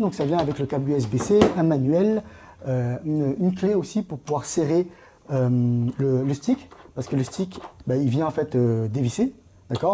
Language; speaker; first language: French; native; French